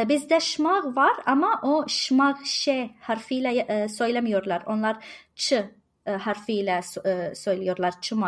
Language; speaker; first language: Turkish; non-native, learner; Arabic